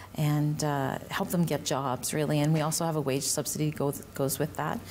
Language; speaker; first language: English; native; English